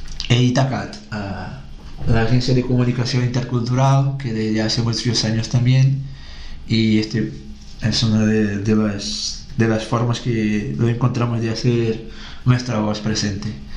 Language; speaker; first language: Spanish; non-native, fluent; Portuguese